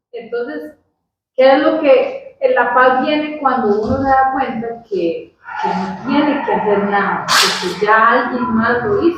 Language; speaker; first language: Spanish; native; Spanish